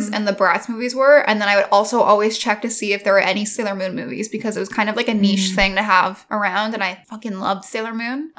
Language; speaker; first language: English; native; English